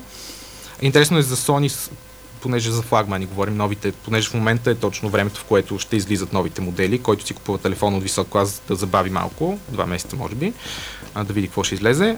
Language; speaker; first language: Bulgarian; native; Bulgarian